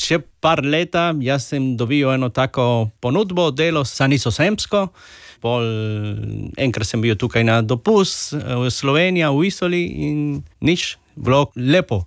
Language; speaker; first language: Slovenian; non-native, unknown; Spanish